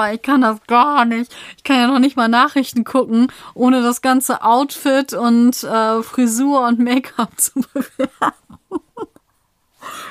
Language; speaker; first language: German; native; German